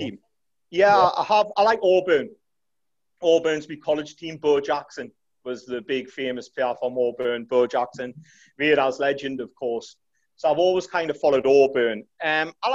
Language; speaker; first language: English; native; English